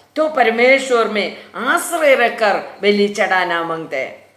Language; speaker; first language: Hindi; non-native, local second language; Malayalam